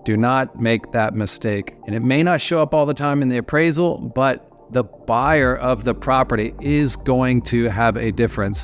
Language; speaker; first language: English; native; English